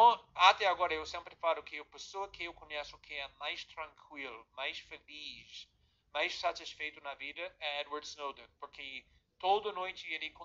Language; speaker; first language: Portuguese; non-native, fluent; English